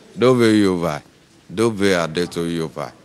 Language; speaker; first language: Italian; non-native, learner; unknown